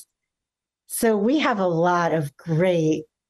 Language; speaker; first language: English; native; English